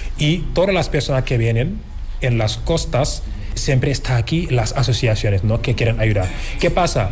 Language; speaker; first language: Spanish; non-native, fluent; Wolof